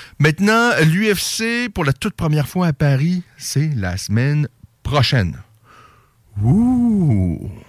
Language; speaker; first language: French; native; French